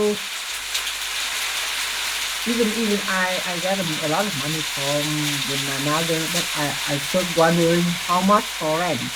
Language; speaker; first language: English; non-native, learner; Vietnamese